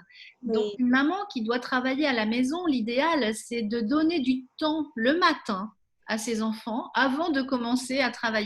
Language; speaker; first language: French; native; French